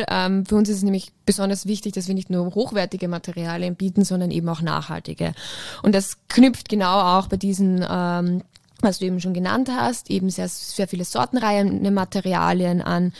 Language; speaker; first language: German; native; German